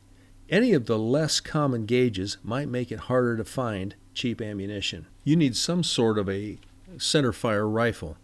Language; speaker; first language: English; native; English